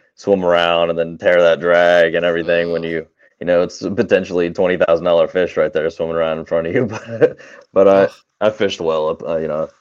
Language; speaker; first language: English; native; English